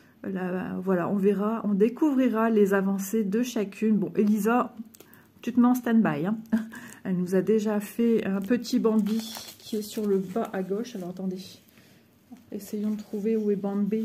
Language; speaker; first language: French; native; French